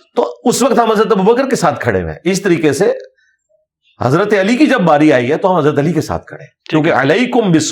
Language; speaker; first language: Urdu; non-native, local second language; Punjabi